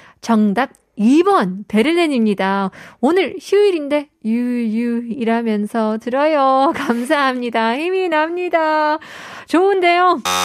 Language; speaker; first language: Korean; native; Korean